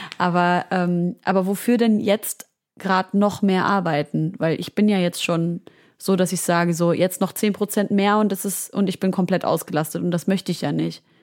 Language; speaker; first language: German; early bilingual, other home language; Arabic